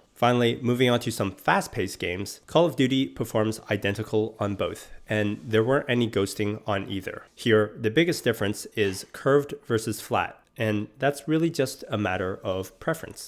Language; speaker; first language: English; native; English